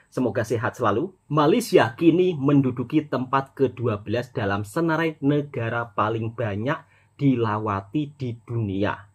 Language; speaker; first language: Indonesian; native; Indonesian